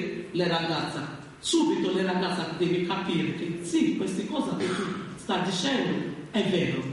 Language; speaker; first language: Italian; non-native, learner; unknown